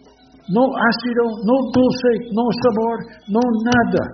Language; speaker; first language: Spanish; non-native, learner; English